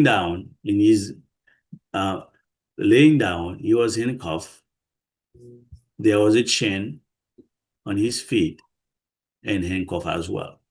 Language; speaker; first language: English; non-native, fluent; Haitian Creole